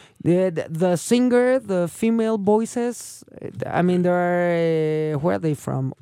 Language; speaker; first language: English; non-native, fluent; Spanish